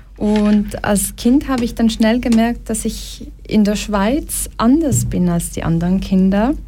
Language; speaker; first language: German; early bilingual, other home language; Portuguese